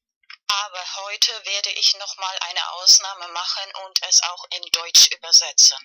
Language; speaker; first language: German; non-native, fluent; Spanish